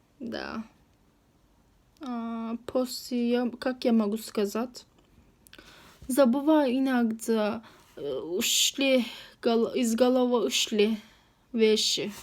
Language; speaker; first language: Russian; non-native, learner; Turkish